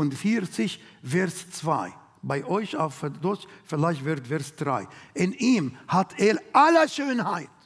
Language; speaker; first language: German; non-native, learner; Arabic